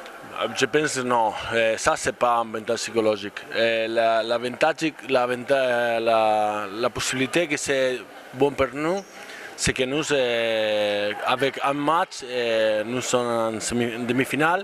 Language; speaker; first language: French; non-native, fluent; Spanish